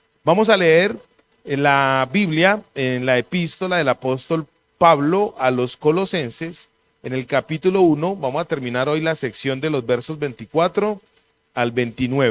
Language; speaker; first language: Spanish; native; Spanish